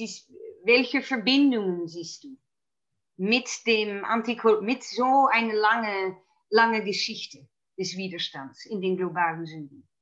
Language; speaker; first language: German; non-native, fluent; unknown